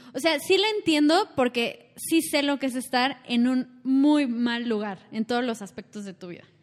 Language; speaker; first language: Spanish; native; Spanish